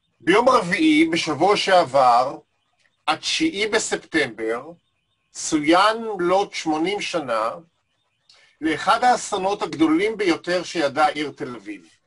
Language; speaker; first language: Hebrew; native; Hebrew